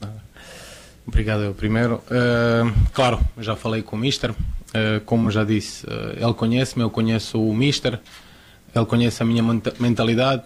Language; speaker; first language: Portuguese; non-native, fluent; Croatian